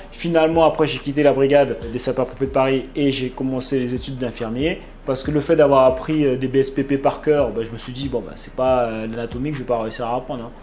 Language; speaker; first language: French; native; French